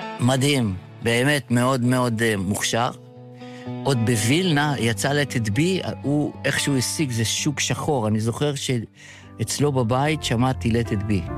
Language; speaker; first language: Hebrew; early bilingual, other home language; Yiddish